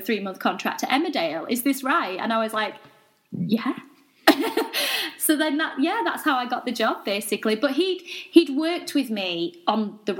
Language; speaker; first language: English; native; English